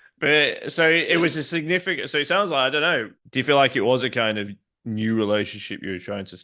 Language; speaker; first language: English; native; English